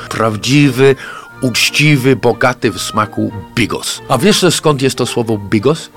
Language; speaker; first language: Polish; non-native, fluent; English